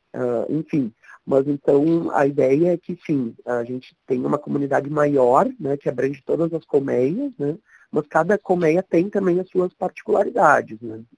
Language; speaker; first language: Portuguese; native; Portuguese